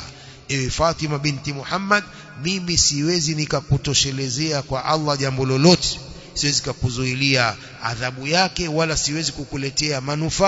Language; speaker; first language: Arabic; non-native, fluent; Swahili